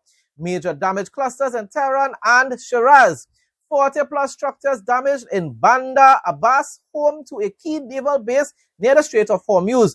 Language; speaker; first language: English; native; English